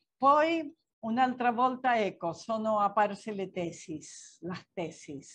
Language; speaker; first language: Italian; non-native, fluent; Spanish